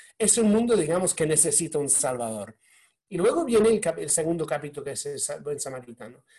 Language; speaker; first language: Spanish; non-native, fluent; English